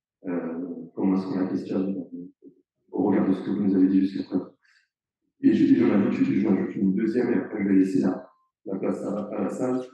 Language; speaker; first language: French; native; French